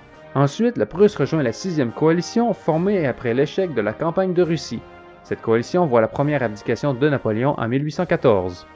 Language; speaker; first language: French; native; French